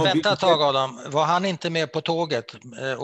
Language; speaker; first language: Swedish; native; Swedish